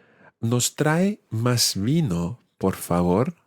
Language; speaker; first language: Spanish; non-native, fluent; English